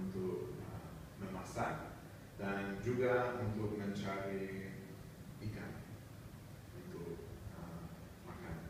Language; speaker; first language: Indonesian; non-native, learner; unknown